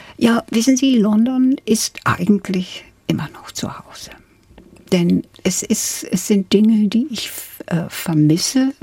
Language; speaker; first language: German; non-native, fluent; English